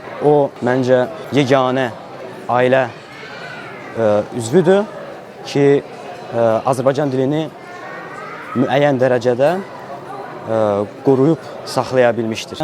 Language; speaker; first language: Azerbaijani; non-native, fluent; German